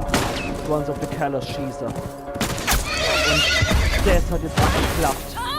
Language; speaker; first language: German; native; German